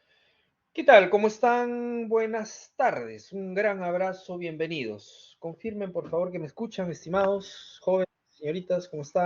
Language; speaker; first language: Spanish; native; Spanish